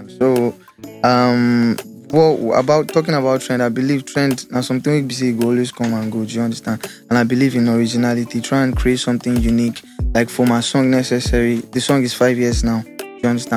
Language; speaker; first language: English; non-native, local second language; Yoruba